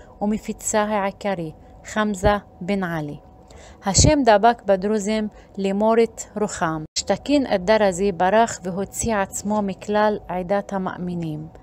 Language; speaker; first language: Hebrew; non-native, local second language; Arabic